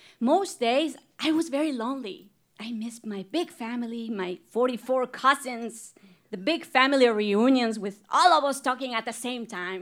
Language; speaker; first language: English; non-native, fluent; Spanish